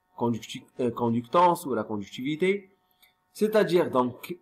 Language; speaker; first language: French; non-native, local second language; Arabic